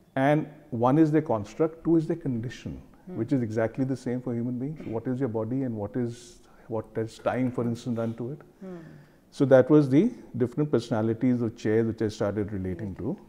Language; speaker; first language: English; non-native, local second language; Hindi